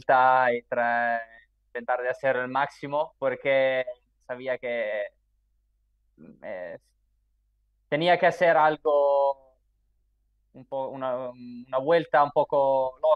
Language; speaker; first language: Spanish; non-native, fluent; Italian